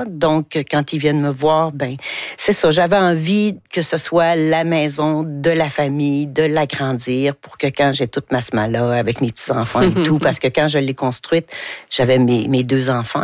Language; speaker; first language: French; native; French